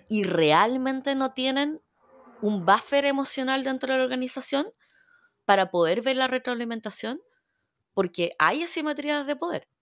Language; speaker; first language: Spanish; early bilingual, other home language; Korean